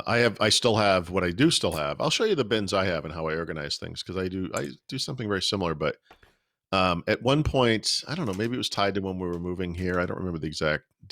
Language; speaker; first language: English; native; English